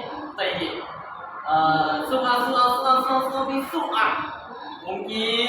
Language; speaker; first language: Arabic; non-native, learner; Malay